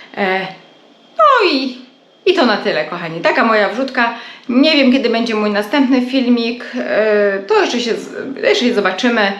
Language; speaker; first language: Polish; native; Polish